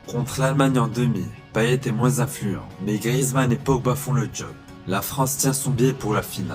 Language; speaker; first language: French; native; French